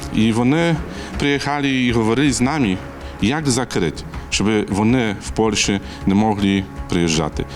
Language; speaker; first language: Ukrainian; non-native, learner; Polish